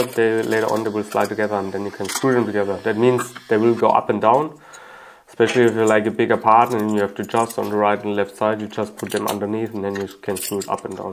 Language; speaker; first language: English; non-native, fluent; German